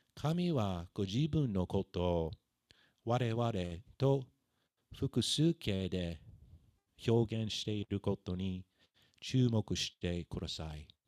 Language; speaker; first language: Japanese; non-native, fluent; English